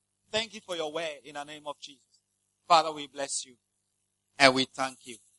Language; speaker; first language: English; non-native, local second language; Akan